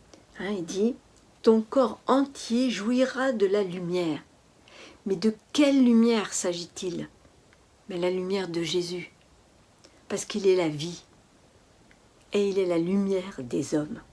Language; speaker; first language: French; native; French